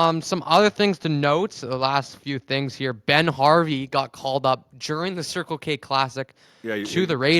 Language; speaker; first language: English; native; English